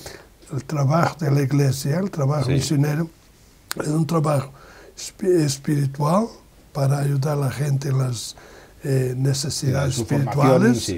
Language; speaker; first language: Spanish; non-native, learner; Portuguese